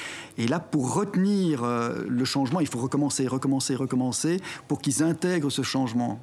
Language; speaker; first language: French; native; French